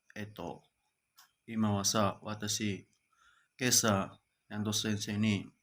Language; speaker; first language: Japanese; non-native, learner; Indonesian